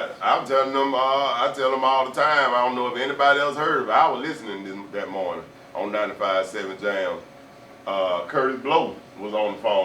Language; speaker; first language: English; native; English